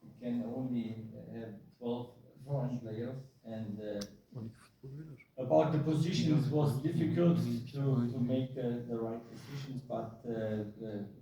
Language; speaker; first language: English; non-native, fluent; German